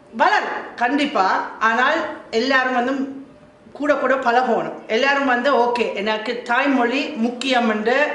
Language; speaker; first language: Tamil; non-native, fluent; German